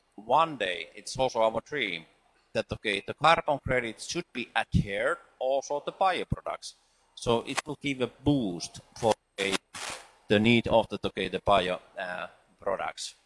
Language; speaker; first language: English; non-native, fluent; Finnish